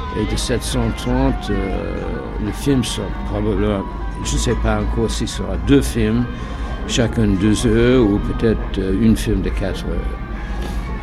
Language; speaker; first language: French; non-native, fluent; English